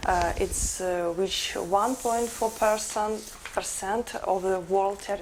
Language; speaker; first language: English; non-native, learner; Ukrainian